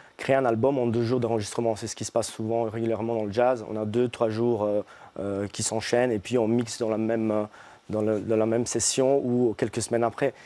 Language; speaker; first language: French; early bilingual, other home language; Italian